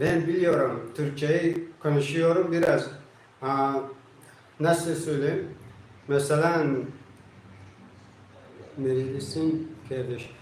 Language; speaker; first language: Turkish; non-native, learner; Tajik